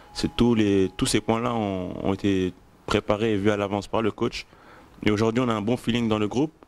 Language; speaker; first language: French; native; French